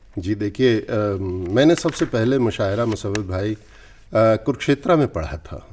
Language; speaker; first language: Urdu; non-native, local second language; Hindi